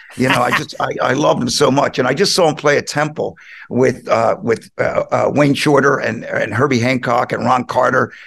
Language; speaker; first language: English; native; English